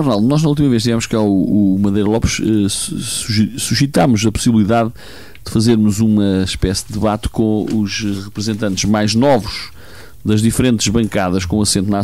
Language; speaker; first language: Portuguese; native; Portuguese